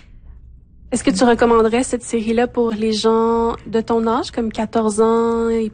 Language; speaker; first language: French; native; French